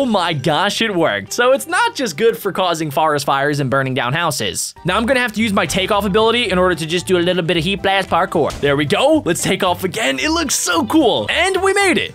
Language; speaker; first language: English; native; English